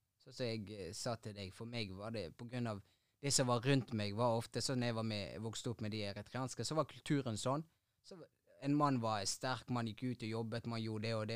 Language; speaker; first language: Norwegian; early bilingual, other home language; Tigrinya